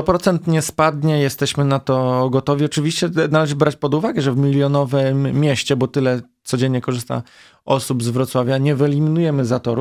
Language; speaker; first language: Polish; native; Polish